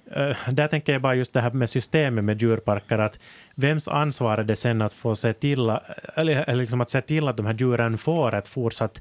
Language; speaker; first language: Swedish; native; Swedish